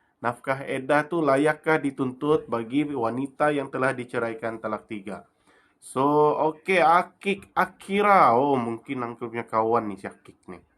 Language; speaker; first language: Malay; native; Malay